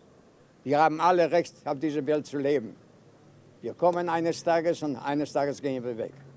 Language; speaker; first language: German; non-native, fluent; Yiddish